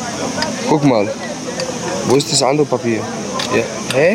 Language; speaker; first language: German; non-native, learner; Arabic